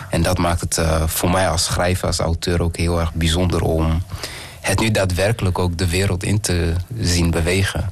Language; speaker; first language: Dutch; early bilingual, other home language; Kinyarwanda